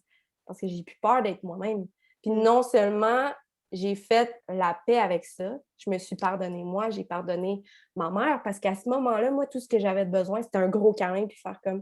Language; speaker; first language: French; native; French